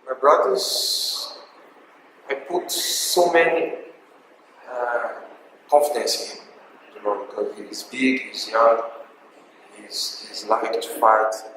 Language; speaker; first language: English; non-native, learner; Portuguese